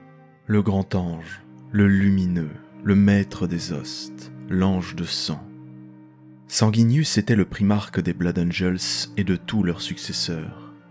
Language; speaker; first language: French; native; French